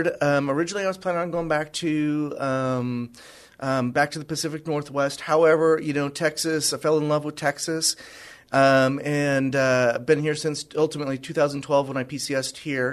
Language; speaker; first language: English; native; English